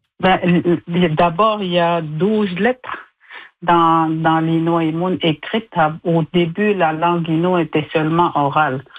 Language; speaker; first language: French; non-native, local second language; Innu-aimun